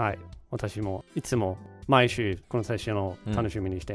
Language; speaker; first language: Japanese; non-native, learner; Danish